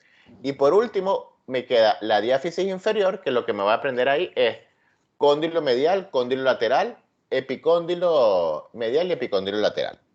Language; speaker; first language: Spanish; native; Spanish